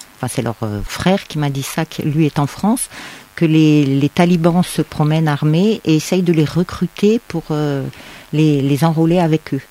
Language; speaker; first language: French; native; French